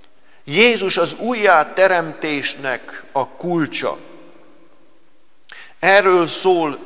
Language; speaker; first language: Hungarian; native; Hungarian